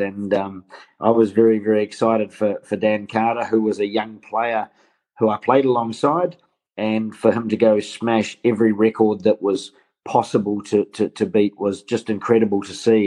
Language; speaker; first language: English; native; English